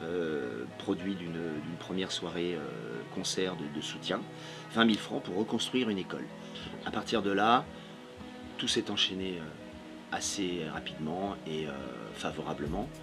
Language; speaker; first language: French; native; French